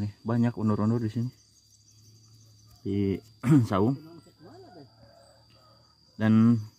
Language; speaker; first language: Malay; non-native, local second language; Sundanese